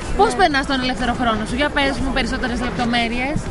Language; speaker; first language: Greek; native; Greek